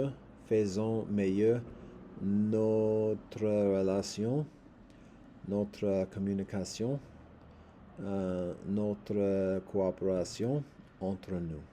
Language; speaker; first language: French; non-native, learner; English